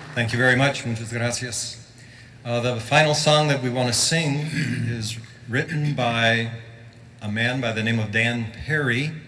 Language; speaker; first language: English; native; English